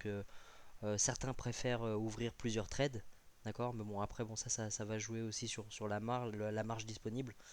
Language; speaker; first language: French; native; French